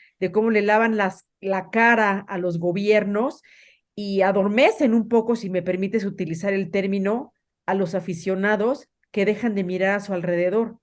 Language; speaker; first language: Spanish; native; Spanish